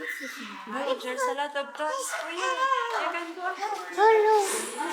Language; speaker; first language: English; non-native, local second language; Filipino